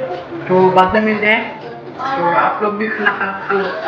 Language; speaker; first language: Hindi; non-native, local second language; Bangla